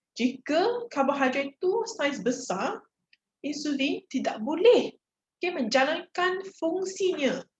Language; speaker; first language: Malay; non-native, local second language; Chinese